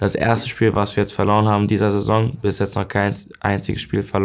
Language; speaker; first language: German; native; German